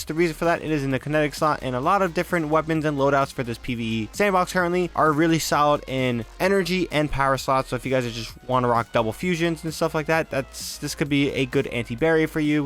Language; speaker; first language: English; native; English